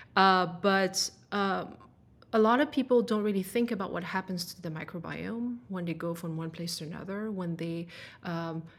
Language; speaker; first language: English; non-native, fluent; French